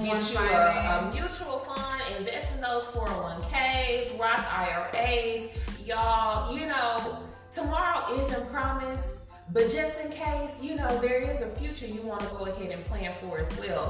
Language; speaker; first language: English; native; English